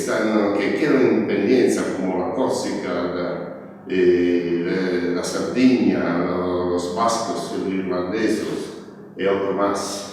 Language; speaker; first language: Spanish; non-native, learner; Italian